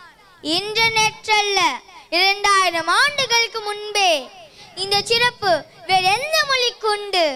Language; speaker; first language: Tamil; early bilingual, heritage; Tamil